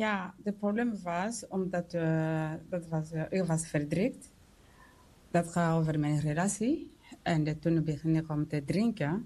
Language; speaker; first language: Dutch; non-native, learner; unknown